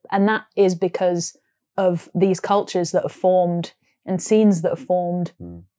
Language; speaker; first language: English; native; English